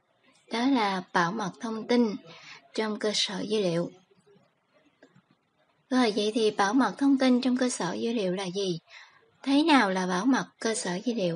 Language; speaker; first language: Vietnamese; native; Vietnamese